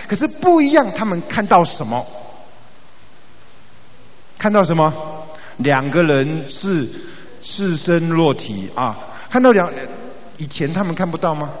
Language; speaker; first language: Chinese; native; Chinese